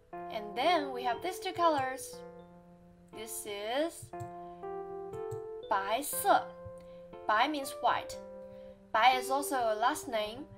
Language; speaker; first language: English; non-native, fluent; Chinese